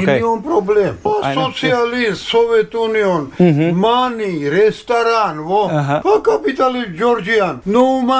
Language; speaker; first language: English; non-native, learner; Georgian